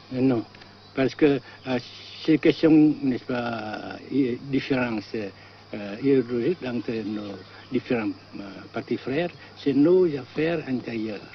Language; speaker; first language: French; non-native, fluent; Vietnamese